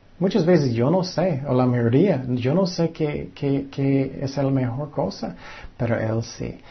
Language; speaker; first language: Spanish; non-native, fluent; English